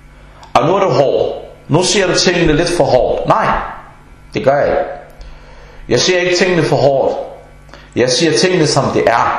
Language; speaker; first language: Danish; early bilingual, other home language; Arabic